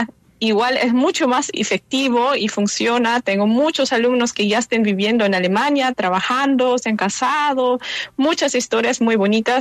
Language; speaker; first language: Spanish; non-native, fluent; German